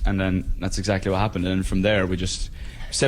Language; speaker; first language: English; native; English